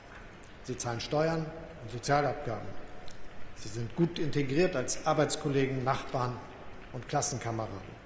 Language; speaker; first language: German; native; German